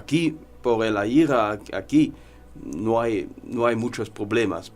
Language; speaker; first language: Spanish; non-native, learner; German